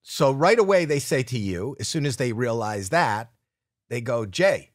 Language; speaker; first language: English; native; English